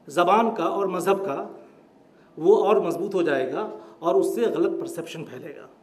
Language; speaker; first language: Urdu; native; Urdu